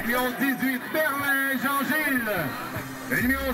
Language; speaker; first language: French; native; French